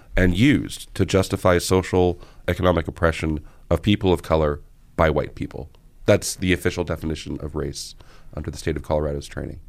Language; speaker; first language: English; native; English